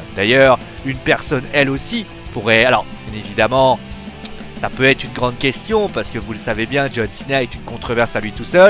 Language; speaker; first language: French; native; French